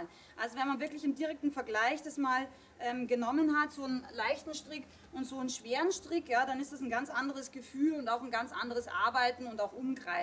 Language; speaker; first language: German; native; German